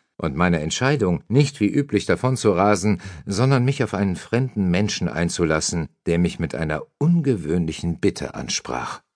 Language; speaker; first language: German; native; German